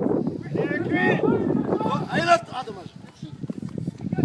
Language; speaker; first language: French; native; French